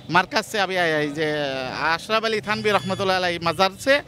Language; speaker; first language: Hindi; non-native, learner; Bangla